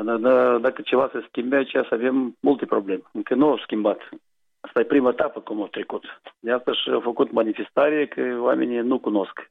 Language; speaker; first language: Romanian; non-native, local second language; Gagauz